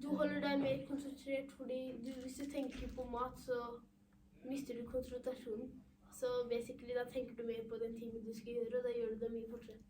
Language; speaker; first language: Norwegian; early bilingual, other home language; Urdu